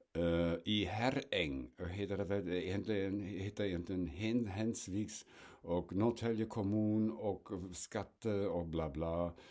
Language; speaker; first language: Swedish; non-native, fluent; German